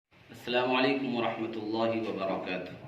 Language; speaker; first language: Arabic; non-native, fluent; Urdu